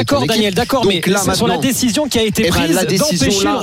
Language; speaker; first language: French; native; French